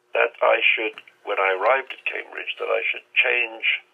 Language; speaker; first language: English; non-native, local second language; Urdu